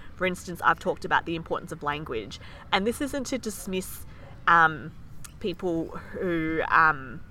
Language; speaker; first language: English; native; English